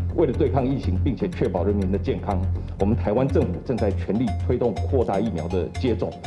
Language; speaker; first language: Chinese; native; Chinese